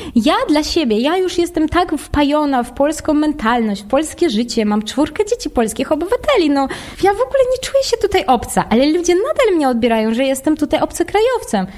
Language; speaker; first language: Polish; non-native, fluent; Russian